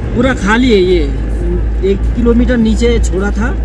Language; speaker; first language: Hindi; non-native, local second language; Nepali